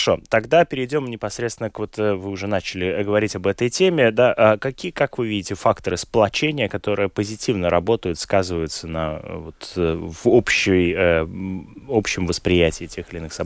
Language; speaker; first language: Russian; native; Russian